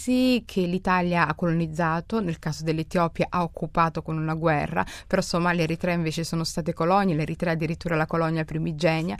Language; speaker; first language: Italian; early bilingual, other home language; Somali